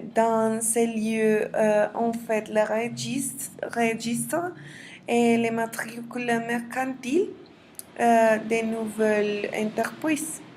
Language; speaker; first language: French; non-native, learner; Spanish